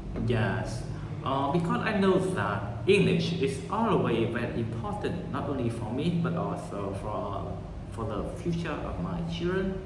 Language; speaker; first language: English; non-native, learner; Vietnamese